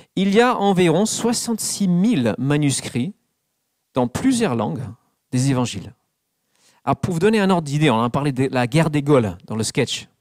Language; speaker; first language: French; non-native, fluent; English